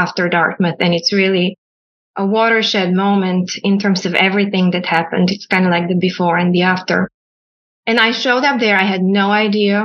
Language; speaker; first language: English; non-native, fluent; Bulgarian